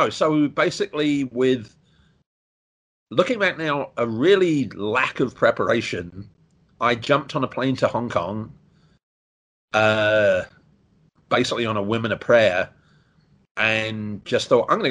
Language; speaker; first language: English; native; English